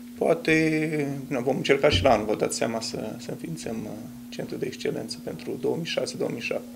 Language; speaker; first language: Romanian; native; Romanian